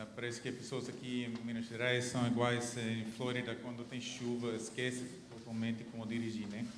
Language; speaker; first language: Portuguese; non-native, learner; English